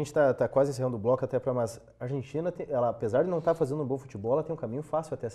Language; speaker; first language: Portuguese; native; Portuguese